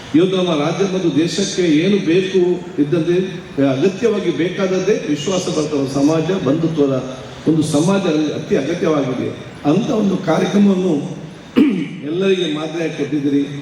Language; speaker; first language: Kannada; non-native, local second language; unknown